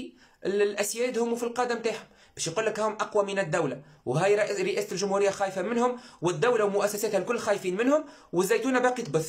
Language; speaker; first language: Arabic; native; Arabic